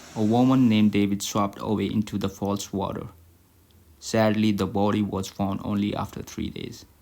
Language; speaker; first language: English; non-native, local second language; Nepali